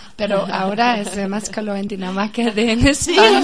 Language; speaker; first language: Spanish; non-native, learner; Danish